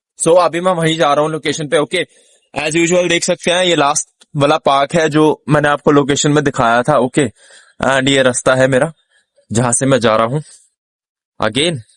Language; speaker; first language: Hindi; native; Hindi